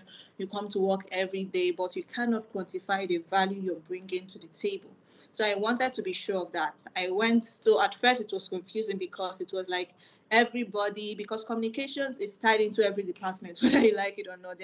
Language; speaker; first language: English; non-native, local second language; Igbo